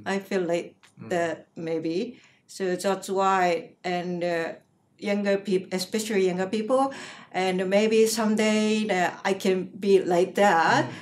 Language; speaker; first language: English; non-native, learner; Japanese